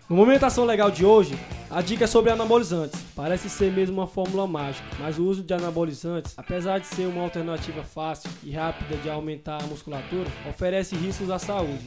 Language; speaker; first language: Portuguese; native; Portuguese